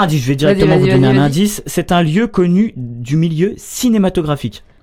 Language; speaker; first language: French; native; French